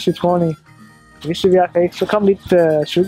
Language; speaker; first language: Danish; non-native, learner; Swahili